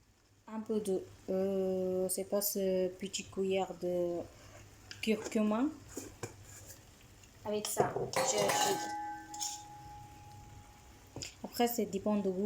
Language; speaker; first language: French; non-native, fluent; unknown